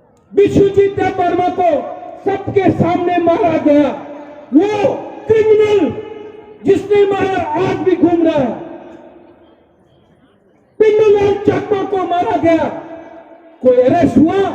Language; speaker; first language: Hindi; non-native, local second language; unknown